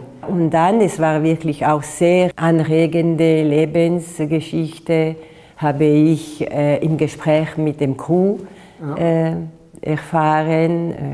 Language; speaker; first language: German; non-native, fluent; Italian